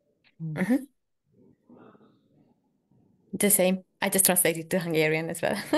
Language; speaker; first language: English; non-native, learner; Hungarian